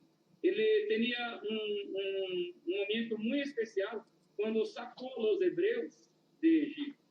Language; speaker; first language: Spanish; non-native, learner; Portuguese